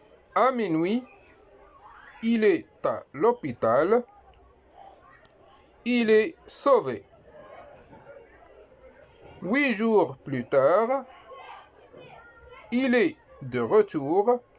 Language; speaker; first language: French; non-native, local second language; Arabic